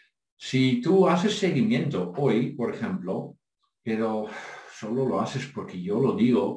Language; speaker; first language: Spanish; non-native, fluent; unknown